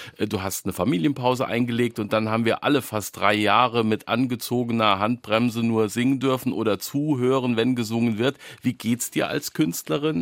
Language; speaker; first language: German; native; German